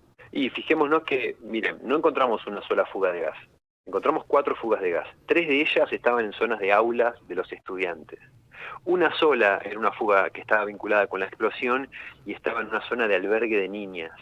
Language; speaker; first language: Spanish; native; Spanish